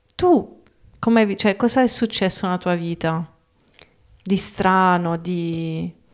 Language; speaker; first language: Italian; native; Italian